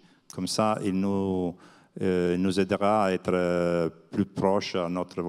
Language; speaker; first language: French; non-native, fluent; Italian